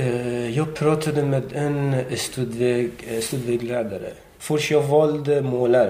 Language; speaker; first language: Swedish; non-native, learner; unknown